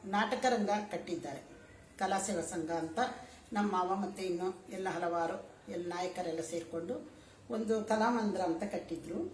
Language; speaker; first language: Kannada; native; Kannada